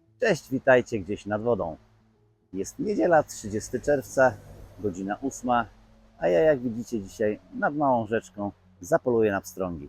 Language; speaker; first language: Polish; native; Polish